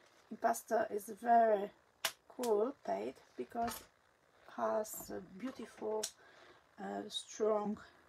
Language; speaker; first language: English; non-native, learner; Polish